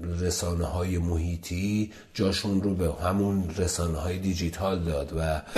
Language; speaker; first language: Persian; non-native, local second language; Azerbaijani